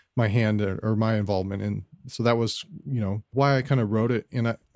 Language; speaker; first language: English; native; English